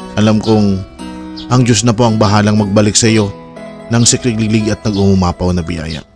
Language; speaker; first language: Filipino; non-native, local second language; Waray